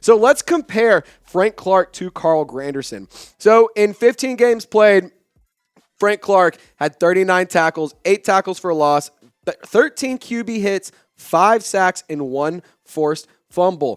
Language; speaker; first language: English; native; English